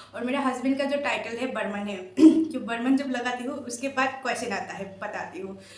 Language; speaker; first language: Hindi; non-native, local second language; Assamese